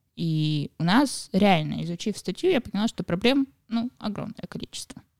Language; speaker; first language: Russian; native; Russian